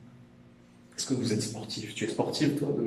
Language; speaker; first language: French; native; French